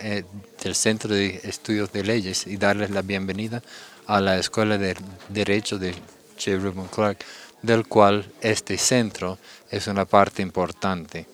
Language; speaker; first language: Spanish; non-native, fluent; English